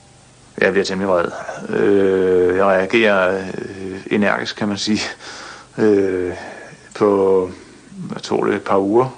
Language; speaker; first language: Danish; native; Danish